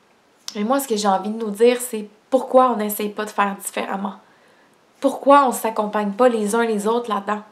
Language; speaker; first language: French; native; French